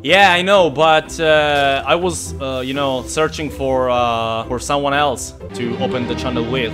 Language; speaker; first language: English; non-native, fluent; Italian